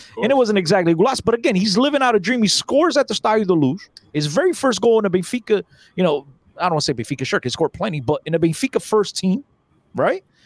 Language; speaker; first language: English; early bilingual, other home language; Portuguese